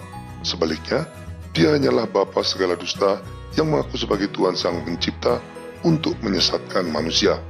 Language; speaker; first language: Indonesian; native; Indonesian